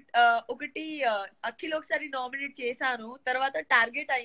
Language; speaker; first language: Telugu; non-native, learner; Gujarati